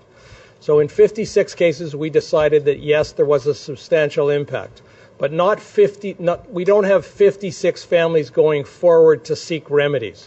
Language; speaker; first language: English; native; English